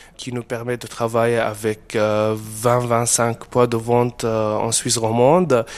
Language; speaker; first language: French; non-native, fluent; Arabic